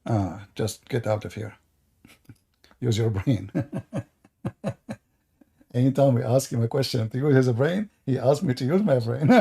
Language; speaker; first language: English; non-native, fluent; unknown